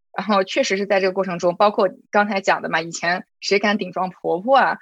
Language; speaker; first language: Chinese; native; Chinese